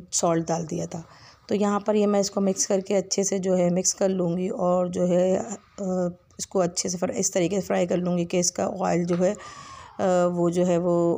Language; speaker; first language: Urdu; native; Urdu